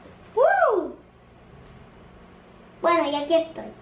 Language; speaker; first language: Spanish; native; Spanish